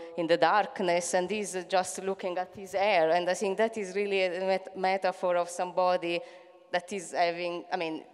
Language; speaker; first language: English; non-native, fluent; Italian